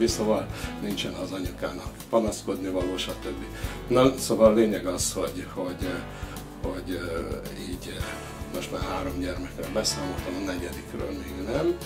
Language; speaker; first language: Hungarian; native; Hungarian